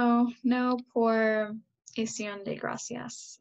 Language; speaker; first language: Spanish; non-native, learner; English